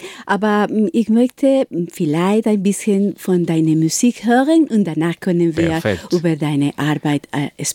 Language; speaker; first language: German; non-native, learner; Spanish